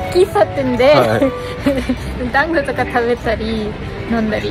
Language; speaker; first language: Japanese; non-native, learner; German